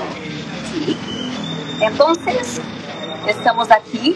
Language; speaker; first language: Spanish; non-native, learner; Portuguese